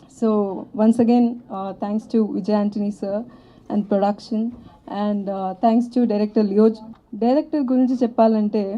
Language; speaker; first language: Telugu; non-native, learner; Tamil